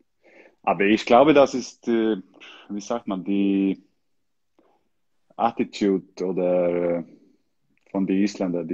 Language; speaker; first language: German; non-native, learner; Icelandic